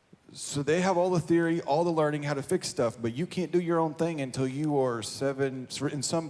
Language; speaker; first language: English; native; English